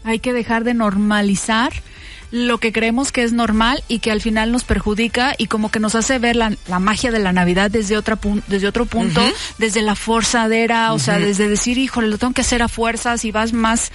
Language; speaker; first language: Spanish; native; Spanish